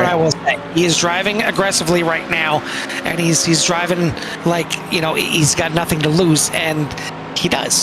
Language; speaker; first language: English; native; English